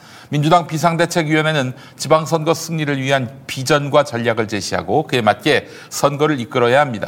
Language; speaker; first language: Korean; native; Korean